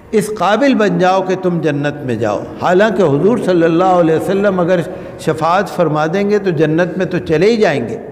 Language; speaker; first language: Urdu; native; Urdu